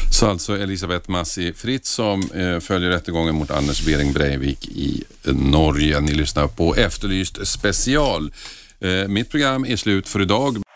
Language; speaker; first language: Swedish; native; Swedish